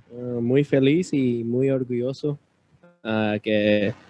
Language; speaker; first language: Spanish; early bilingual, other home language; English